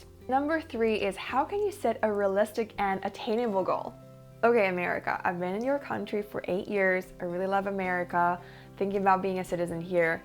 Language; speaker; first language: English; early bilingual, other home language; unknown